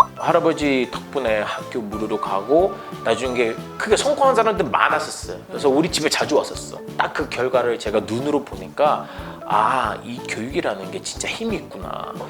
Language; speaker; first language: Korean; non-native, fluent; Akan